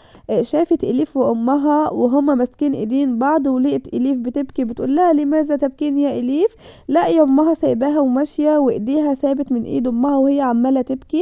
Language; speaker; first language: Arabic; native; Arabic